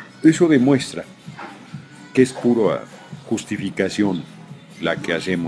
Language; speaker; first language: Spanish; native; Spanish